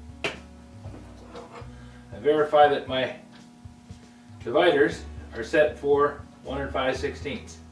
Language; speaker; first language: English; native; English